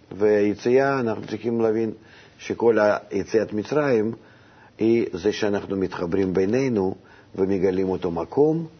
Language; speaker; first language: Hebrew; non-native, fluent; Russian